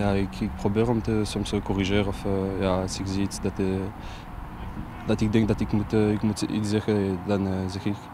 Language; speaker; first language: Dutch; non-native, local second language; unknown